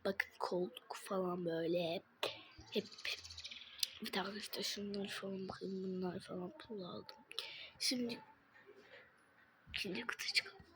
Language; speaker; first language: Turkish; non-native, learner; Azerbaijani